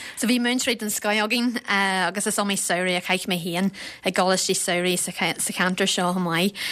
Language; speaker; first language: Irish; non-native, local second language; English